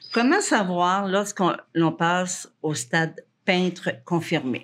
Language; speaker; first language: French; native; French